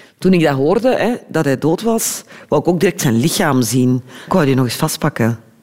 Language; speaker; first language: Dutch; early bilingual, other home language; Turkish